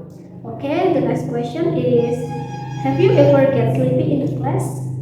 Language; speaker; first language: English; non-native, learner; Indonesian